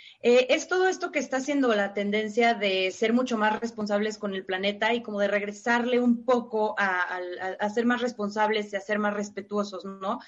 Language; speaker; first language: Spanish; native; Spanish